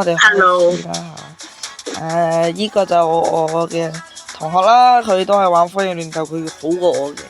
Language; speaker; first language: Chinese; early bilingual, heritage; Cantonese